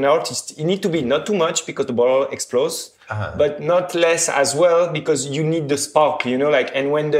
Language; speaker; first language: English; non-native, fluent; French